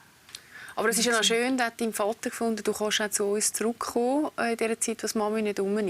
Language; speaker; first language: German; native; German